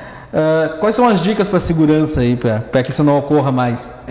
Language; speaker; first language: Portuguese; native; Portuguese